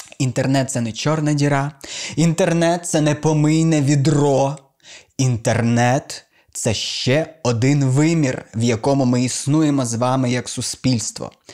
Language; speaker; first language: Ukrainian; native; Ukrainian